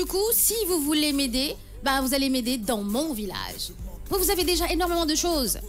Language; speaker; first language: French; non-native, local second language; Wolof